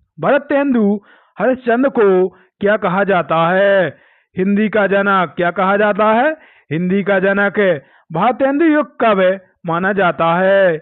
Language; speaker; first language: Hindi; native; Hindi